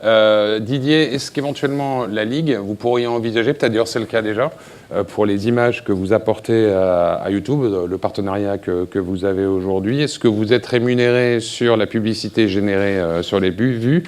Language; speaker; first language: French; native; French